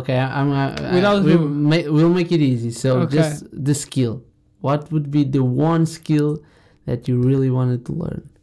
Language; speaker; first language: English; non-native, fluent; Portuguese